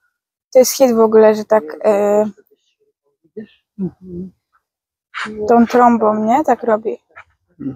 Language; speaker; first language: Polish; native; Polish